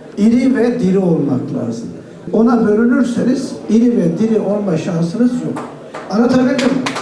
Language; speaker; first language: Turkish; native; Turkish